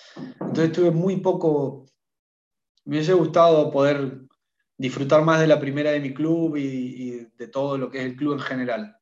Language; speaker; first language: Spanish; native; Spanish